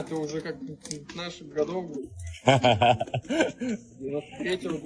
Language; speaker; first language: Russian; native; Russian